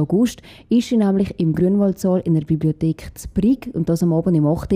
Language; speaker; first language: German; native; German